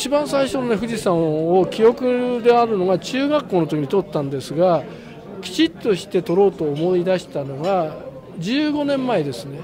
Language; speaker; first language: Japanese; native; Japanese